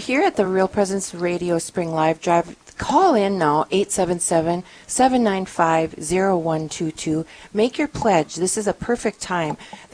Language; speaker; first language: English; native; English